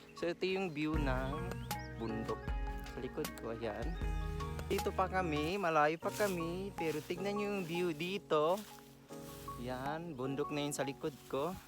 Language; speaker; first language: Filipino; non-native, local second language; Maguindanaon